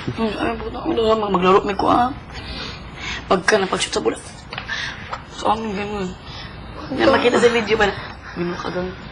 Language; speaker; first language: Filipino; non-native, local second language; Cebuano